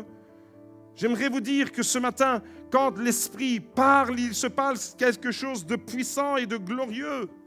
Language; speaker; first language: French; native; French